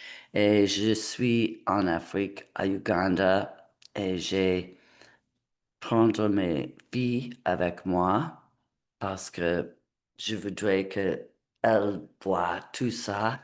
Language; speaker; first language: French; non-native, learner; English